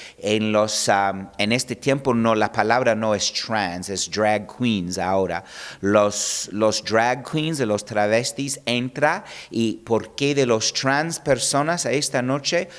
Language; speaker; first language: Spanish; non-native, learner; English